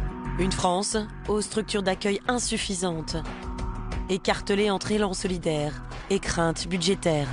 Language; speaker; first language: French; native; French